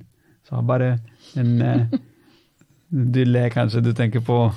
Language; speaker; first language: Norwegian; non-native, fluent; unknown